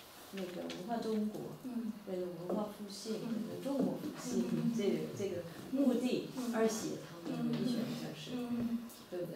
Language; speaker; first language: Chinese; non-native, fluent; German